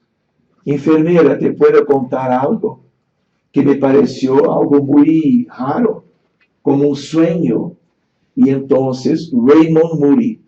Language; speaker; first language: Spanish; non-native, fluent; Portuguese